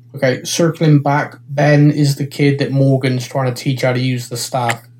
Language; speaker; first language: English; native; English